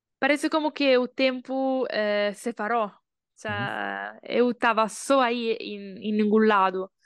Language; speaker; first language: Portuguese; non-native, learner; Italian